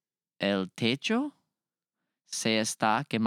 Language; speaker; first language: Spanish; non-native, learner; English